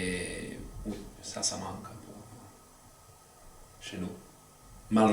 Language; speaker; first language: French; non-native, fluent; Italian